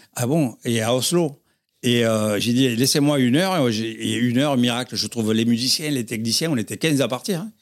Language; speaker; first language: French; native; French